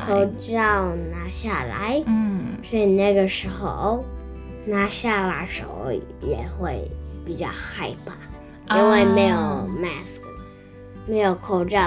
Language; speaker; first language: Chinese; early bilingual, heritage; Chinese